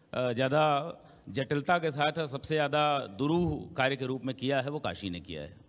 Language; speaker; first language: Hindi; native; Hindi